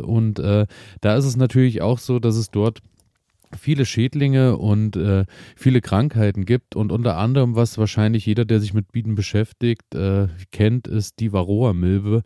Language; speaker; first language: German; native; German